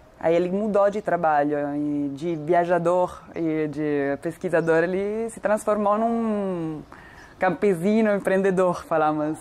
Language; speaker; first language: Portuguese; non-native, fluent; Italian